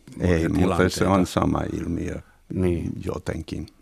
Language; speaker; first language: Finnish; non-native, fluent; English